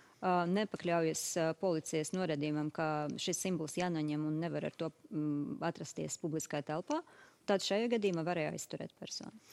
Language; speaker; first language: Latvian; native; Latvian